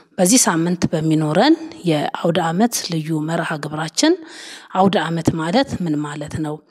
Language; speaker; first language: Amharic; native; Amharic